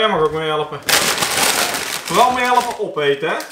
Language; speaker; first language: Dutch; native; Dutch